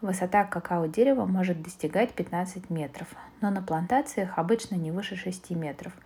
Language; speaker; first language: Russian; native; Russian